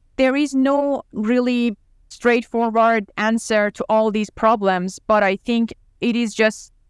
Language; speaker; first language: English; non-native, fluent; Persian